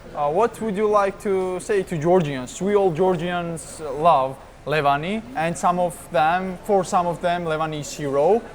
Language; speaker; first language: English; non-native, fluent; Georgian